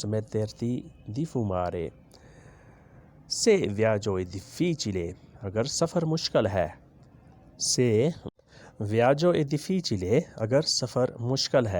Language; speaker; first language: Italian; non-native, learner; Urdu